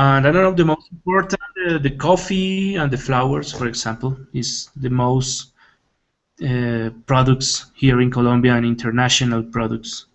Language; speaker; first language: English; non-native, learner; Spanish